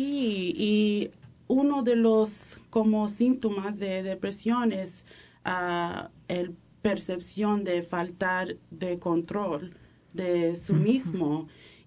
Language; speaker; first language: Spanish; early bilingual, heritage; English